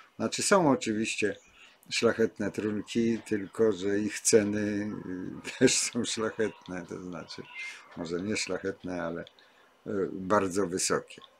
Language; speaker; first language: Polish; native; Polish